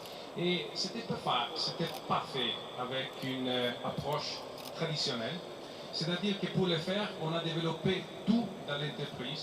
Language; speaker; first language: French; non-native, fluent; Italian